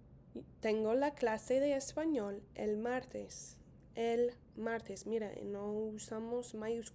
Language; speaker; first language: Spanish; non-native, fluent; English